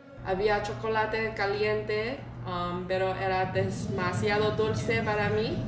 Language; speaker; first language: Spanish; non-native, learner; Chinese